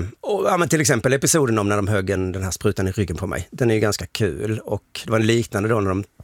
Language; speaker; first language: Swedish; native; Swedish